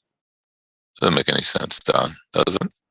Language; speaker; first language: English; native; English